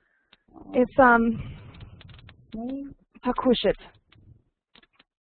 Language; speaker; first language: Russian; non-native, learner; English